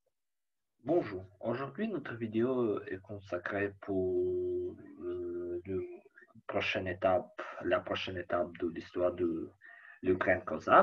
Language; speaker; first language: French; non-native, learner; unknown